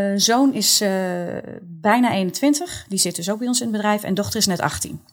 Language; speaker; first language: Dutch; native; Dutch